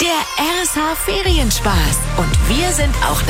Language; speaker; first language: German; native; German